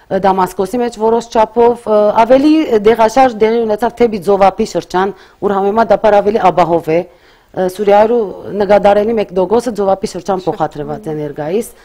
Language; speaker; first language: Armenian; early bilingual, heritage; Armenian